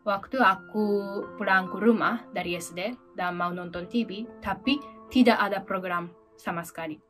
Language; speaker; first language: Indonesian; non-native, fluent; Japanese